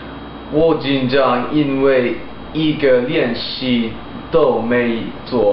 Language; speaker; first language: Chinese; non-native, learner; English